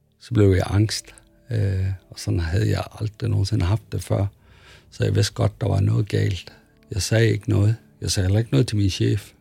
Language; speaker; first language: Danish; early bilingual, other home language; Arabic